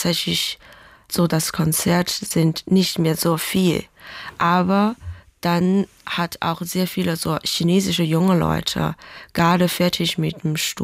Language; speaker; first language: German; non-native, learner; Chinese